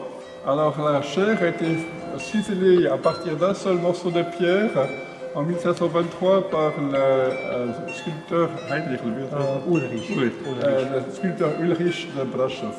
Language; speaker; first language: French; non-native, fluent; Romanian